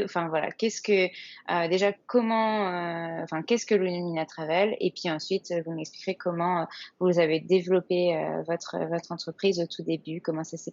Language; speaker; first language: French; native; French